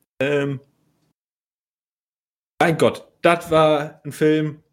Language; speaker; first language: German; native; German